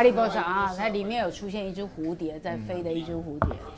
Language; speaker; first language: Chinese; native; Chinese